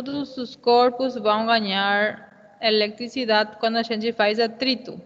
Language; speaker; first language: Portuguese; non-native, fluent; Spanish